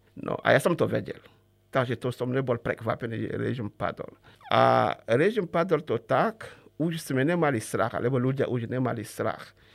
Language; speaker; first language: Slovak; non-native, fluent; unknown